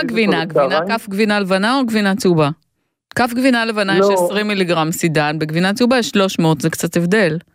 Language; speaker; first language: Hebrew; native; Hebrew